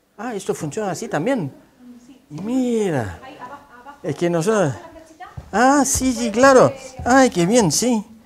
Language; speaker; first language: Spanish; non-native, fluent; Dutch